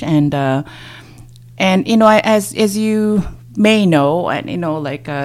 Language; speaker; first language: English; non-native, fluent; Korean